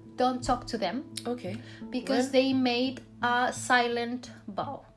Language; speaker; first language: English; non-native, fluent; Spanish